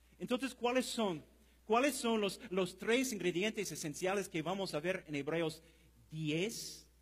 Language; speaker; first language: Spanish; non-native, fluent; English